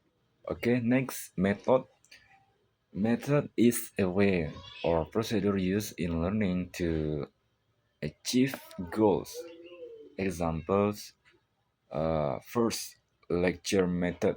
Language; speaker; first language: English; non-native, learner; Indonesian